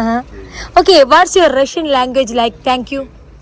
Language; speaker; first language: English; non-native, learner; Malayalam